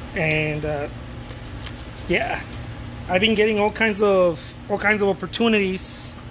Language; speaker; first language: English; non-native, fluent; Spanish